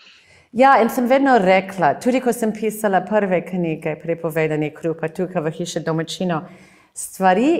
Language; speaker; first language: Slovenian; non-native, fluent; English